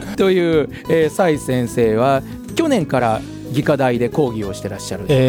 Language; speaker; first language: Japanese; native; Japanese